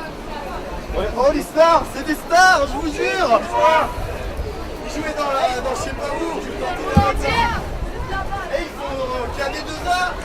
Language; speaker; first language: French; native; French